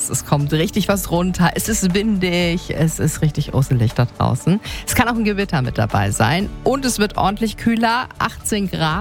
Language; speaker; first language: German; native; German